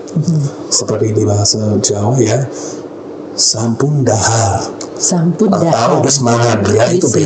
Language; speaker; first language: Indonesian; non-native, learner; English